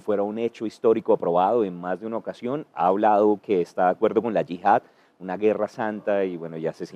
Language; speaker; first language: Spanish; native; Spanish